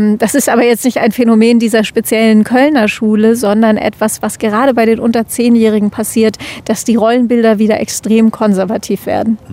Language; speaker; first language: German; native; German